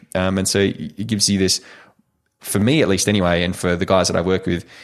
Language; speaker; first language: English; native; English